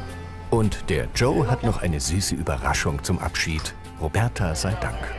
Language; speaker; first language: German; native; German